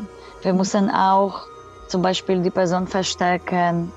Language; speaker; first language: German; non-native, fluent; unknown